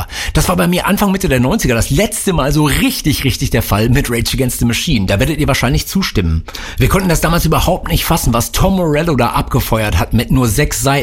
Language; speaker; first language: German; native; German